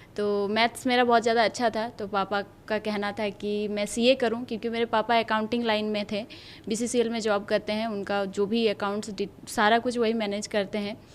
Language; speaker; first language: Hindi; native; Hindi